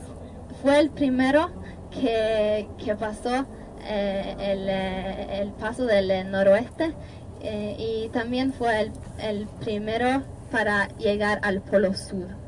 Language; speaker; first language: Spanish; non-native, fluent; Norwegian